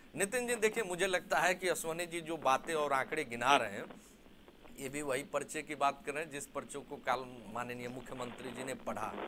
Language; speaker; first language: Hindi; native; Hindi